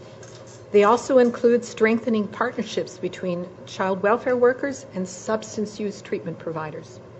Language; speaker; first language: English; native; English